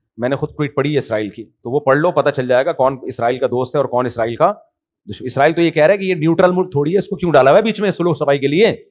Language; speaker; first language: Urdu; native; Urdu